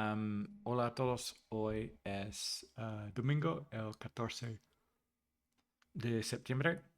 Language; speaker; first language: Spanish; non-native, fluent; English